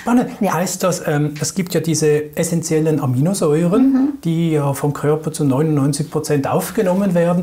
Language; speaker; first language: German; native; German